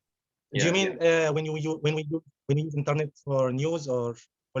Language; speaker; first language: English; non-native, fluent; Arabic